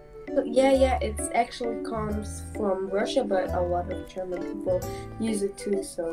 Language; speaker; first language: English; non-native, fluent; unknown